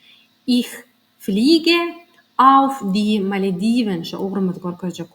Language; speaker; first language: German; non-native, fluent; Turkmen